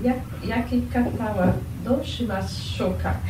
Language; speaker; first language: Japanese; non-native, learner; Portuguese